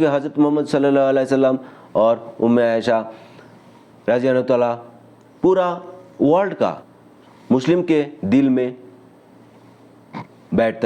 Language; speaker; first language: Hindi; non-native, local second language; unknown